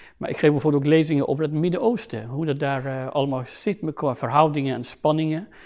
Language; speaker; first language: Dutch; non-native, fluent; Persian